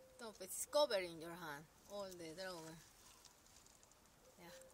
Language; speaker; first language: English; non-native, learner; Spanish